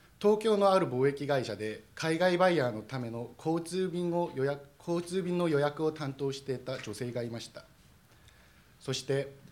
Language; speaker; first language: Japanese; non-native, fluent; Korean